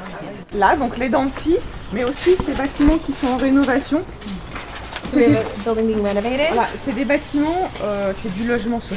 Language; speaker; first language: French; native; French